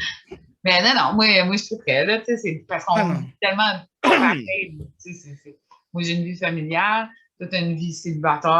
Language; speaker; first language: French; native; French